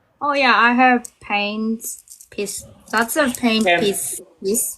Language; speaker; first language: English; non-native, learner; Korean